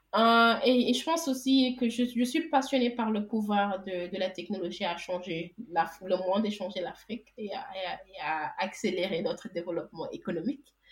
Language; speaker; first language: French; non-native, local second language; Wolof